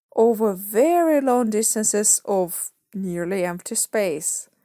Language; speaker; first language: English; non-native, fluent; Russian